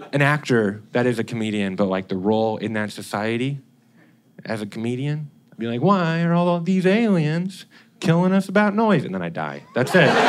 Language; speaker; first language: English; native; English